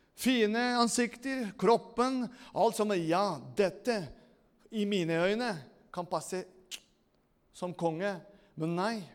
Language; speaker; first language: Norwegian; non-native, fluent; Spanish